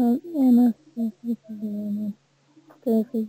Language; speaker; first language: Arabic; non-native, learner; Bangla